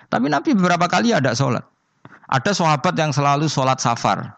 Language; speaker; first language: Malay; non-native, local second language; Javanese